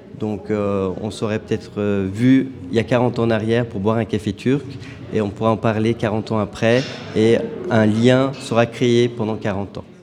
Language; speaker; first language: French; non-native, fluent; Turkish